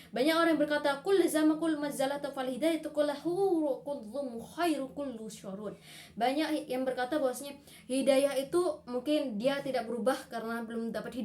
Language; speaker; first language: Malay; non-native, local second language; Madurese